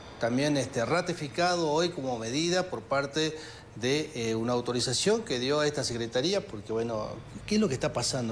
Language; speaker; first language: Spanish; native; Spanish